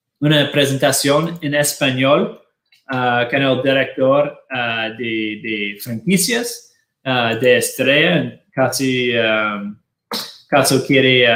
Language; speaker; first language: Spanish; non-native, fluent; Portuguese